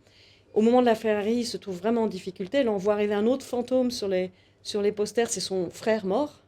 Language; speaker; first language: French; native; French